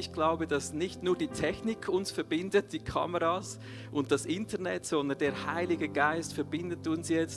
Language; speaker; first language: German; native; German